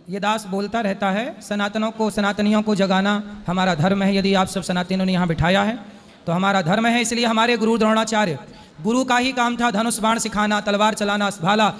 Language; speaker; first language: Hindi; native; Hindi